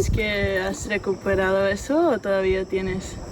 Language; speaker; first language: Spanish; non-native, fluent; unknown